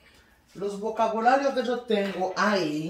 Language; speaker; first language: Spanish; non-native, learner; Haitian Creole